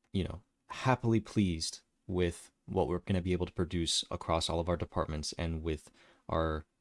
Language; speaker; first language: English; native; English